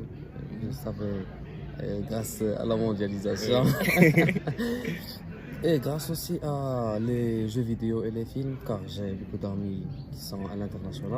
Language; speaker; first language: French; non-native, local second language; Arabic